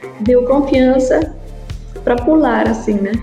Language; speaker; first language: Portuguese; non-native, learner; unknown